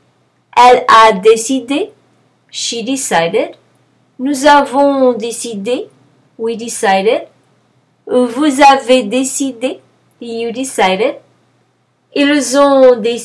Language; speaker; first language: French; non-native, fluent; English